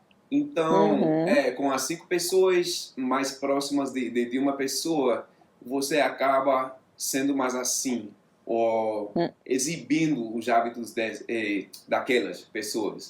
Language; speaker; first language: Portuguese; non-native, fluent; English